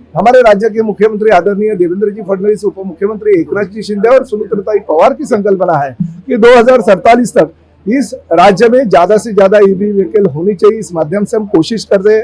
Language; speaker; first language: Hindi; non-native, local second language; Marathi